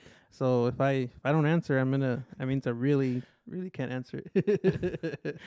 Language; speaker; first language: English; early bilingual, other home language; Spanish